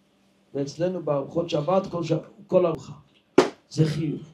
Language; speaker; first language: Hebrew; non-native, local second language; Yiddish